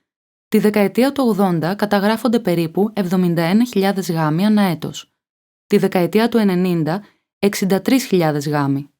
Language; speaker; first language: Greek; native; Greek